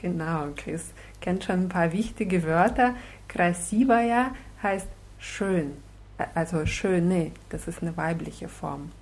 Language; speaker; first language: German; non-native, fluent; Russian